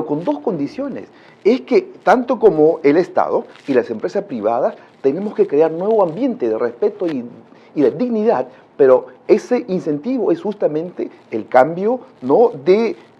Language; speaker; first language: Spanish; non-native, local second language; Shipibo-Conibo